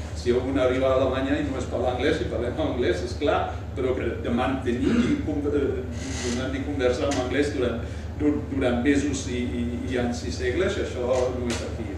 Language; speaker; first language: Catalan; non-native, fluent; German